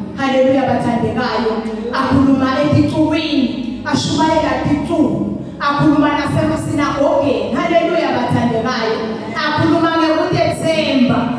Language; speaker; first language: Zulu; non-native, local second language; Swati